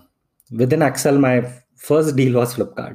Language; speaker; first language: English; non-native, local second language; Hindi